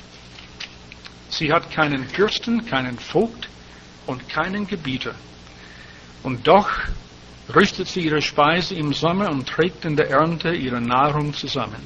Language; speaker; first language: German; native; German